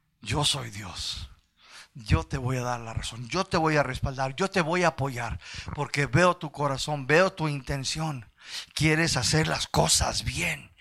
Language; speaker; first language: Spanish; early bilingual, heritage; Spanish